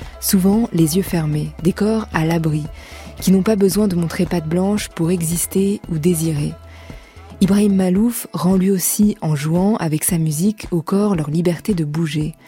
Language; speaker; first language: French; native; French